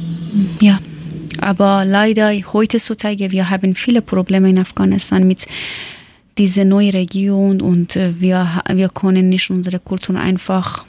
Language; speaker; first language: German; non-native, learner; Persian